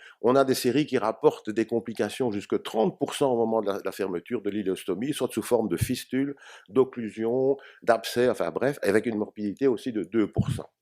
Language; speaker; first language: French; native; French